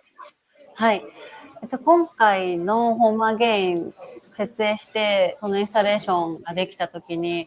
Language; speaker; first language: Japanese; native; Japanese